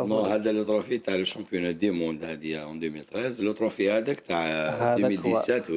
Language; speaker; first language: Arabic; native; Arabic